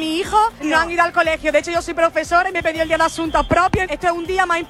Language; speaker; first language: Spanish; native; Spanish